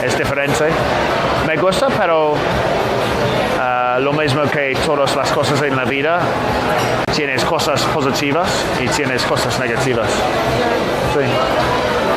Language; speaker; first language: Spanish; non-native, learner; English